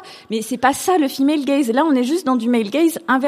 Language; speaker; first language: French; native; French